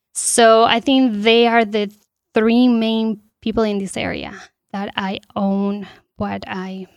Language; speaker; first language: English; non-native, fluent; Spanish